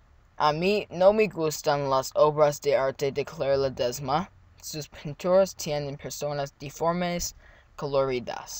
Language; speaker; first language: Spanish; non-native, learner; English